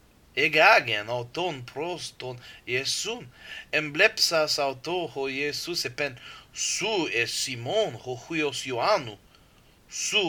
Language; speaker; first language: Greek; non-native, learner; English